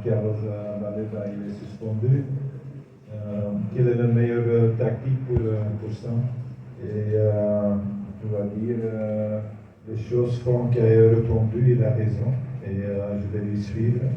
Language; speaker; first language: French; non-native, local second language; Dutch